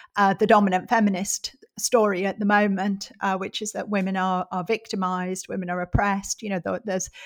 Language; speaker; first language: English; native; English